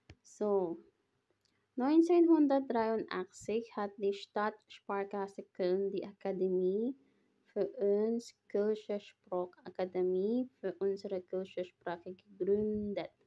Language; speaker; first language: German; non-native, fluent; Filipino